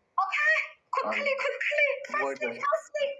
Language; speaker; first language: English; non-native, learner; Thai